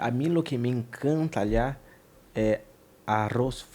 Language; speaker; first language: Spanish; non-native, fluent; Portuguese